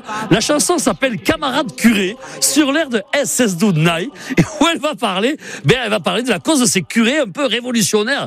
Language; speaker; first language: French; native; French